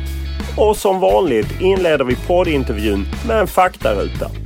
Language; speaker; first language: Swedish; native; Swedish